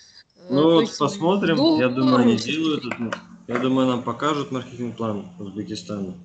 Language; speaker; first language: Russian; native; Russian